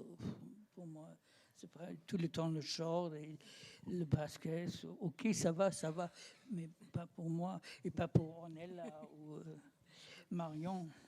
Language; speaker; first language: French; non-native, learner; German